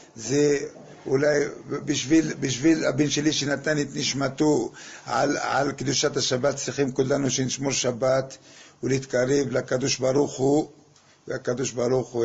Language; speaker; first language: Hebrew; non-native, fluent; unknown